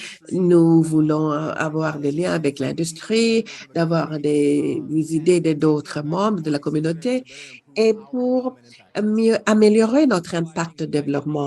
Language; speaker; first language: French; non-native, fluent; English